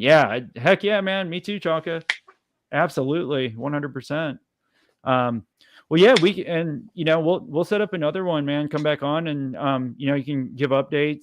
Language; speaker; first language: English; native; English